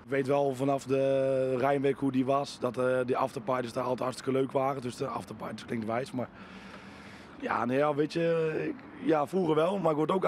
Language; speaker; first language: Dutch; native; Dutch